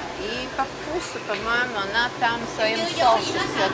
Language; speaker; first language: Russian; non-native, fluent; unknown